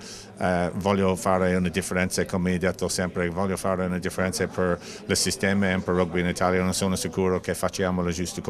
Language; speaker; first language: Italian; non-native, learner; English